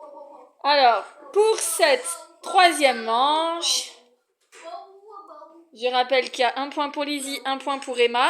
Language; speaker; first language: French; native; French